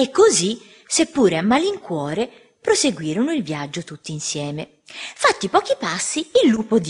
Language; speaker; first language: Italian; native; Italian